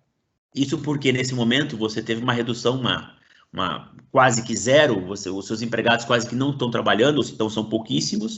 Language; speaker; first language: Portuguese; native; Portuguese